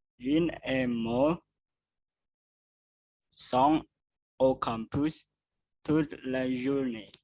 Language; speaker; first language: French; non-native, learner; Indonesian